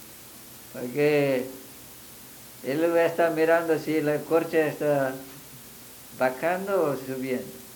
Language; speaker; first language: Spanish; non-native, fluent; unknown